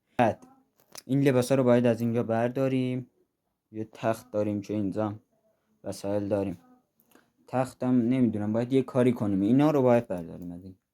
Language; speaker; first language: Persian; non-native, local second language; Azerbaijani